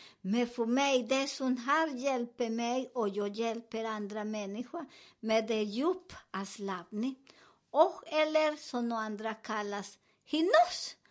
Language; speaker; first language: Swedish; non-native, fluent; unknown